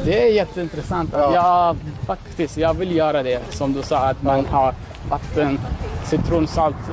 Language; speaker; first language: Swedish; non-native, learner; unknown